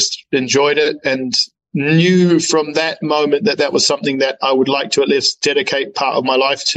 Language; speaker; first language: English; native; English